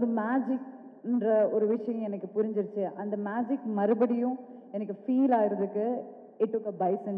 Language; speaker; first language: Tamil; non-native, local second language; Malayalam